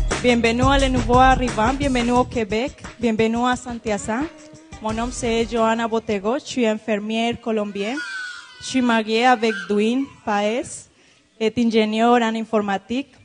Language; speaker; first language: French; non-native, fluent; Spanish